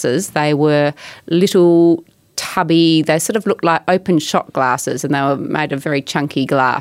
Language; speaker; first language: English; native; English